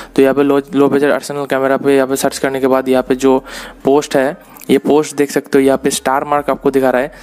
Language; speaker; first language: Hindi; non-native, local second language; Bangla